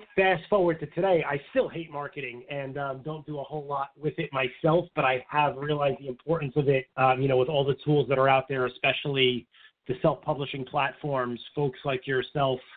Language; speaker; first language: English; native; English